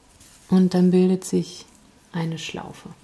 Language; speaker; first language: German; native; German